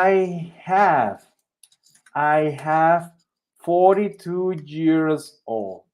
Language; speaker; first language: English; non-native, fluent; Spanish